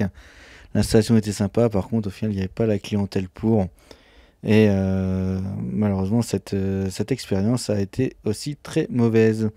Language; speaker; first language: French; native; French